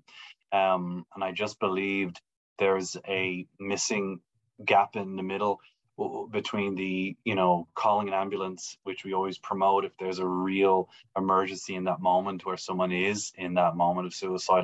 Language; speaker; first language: English; native; English